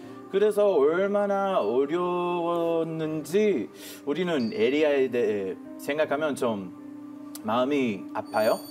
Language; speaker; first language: Korean; non-native, fluent; Hebrew